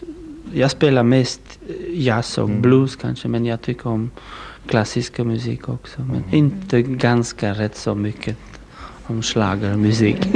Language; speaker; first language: Swedish; non-native, learner; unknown